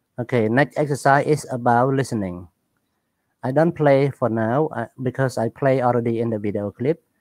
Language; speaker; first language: English; non-native, learner; Khmer